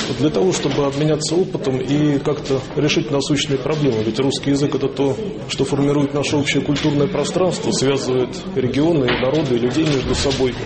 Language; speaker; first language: Russian; native; Russian